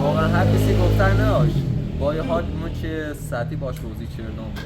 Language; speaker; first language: Persian; native; Persian